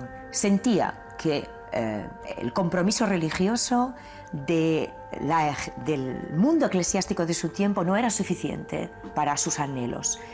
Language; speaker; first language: Spanish; native; Spanish